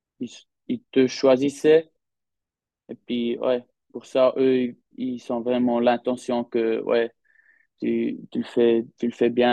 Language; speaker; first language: French; non-native, local second language; German